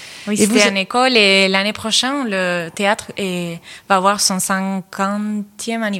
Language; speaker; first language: French; non-native, fluent; Spanish